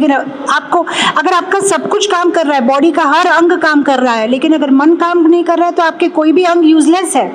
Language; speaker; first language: Hindi; non-native, local second language; Telugu